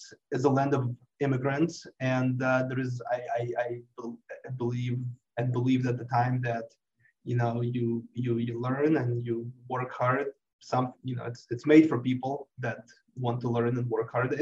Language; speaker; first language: English; non-native, fluent; Russian